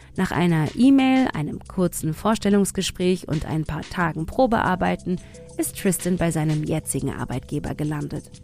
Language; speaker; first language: German; early bilingual, other home language; Tigrinya